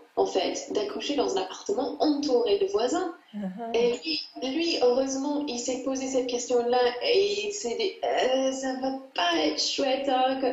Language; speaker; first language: French; non-native, fluent; English